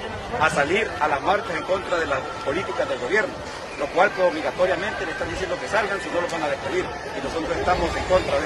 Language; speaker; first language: Spanish; native; Spanish